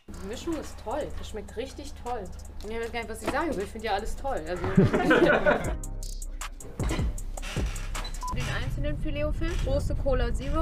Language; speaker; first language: German; native; German